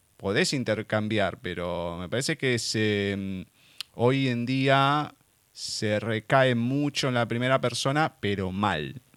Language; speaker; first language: Spanish; native; Spanish